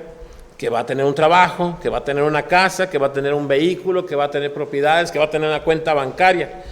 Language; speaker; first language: Spanish; native; Spanish